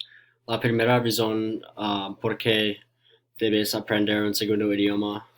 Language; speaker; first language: Spanish; non-native, learner; English